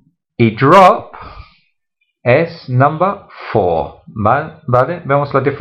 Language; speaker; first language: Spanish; non-native, fluent; English